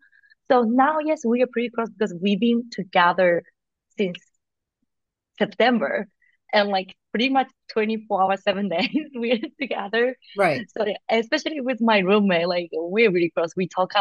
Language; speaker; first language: English; non-native, learner; Japanese